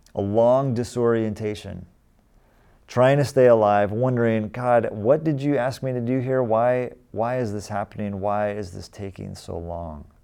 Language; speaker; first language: English; native; English